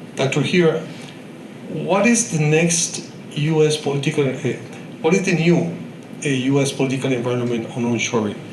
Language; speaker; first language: English; non-native, fluent; Spanish